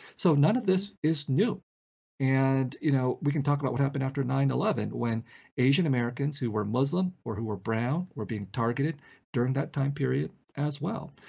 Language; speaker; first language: English; early bilingual, other home language; Vietnamese